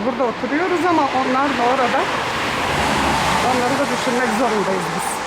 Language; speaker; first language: Turkish; early bilingual, heritage; Turkish